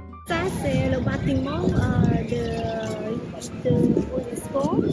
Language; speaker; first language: French; non-native, learner; Khmer